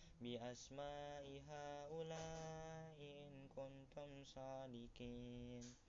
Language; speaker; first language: Arabic; non-native, learner; Indonesian